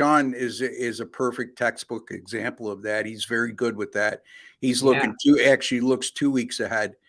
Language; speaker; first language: English; native; English